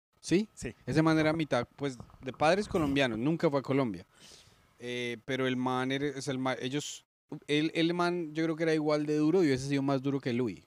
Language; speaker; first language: Spanish; native; Spanish